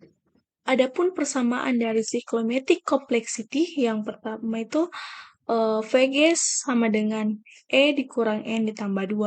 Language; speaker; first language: Indonesian; native; Indonesian